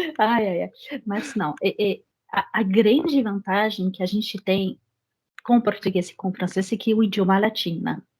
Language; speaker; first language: Portuguese; non-native, fluent; French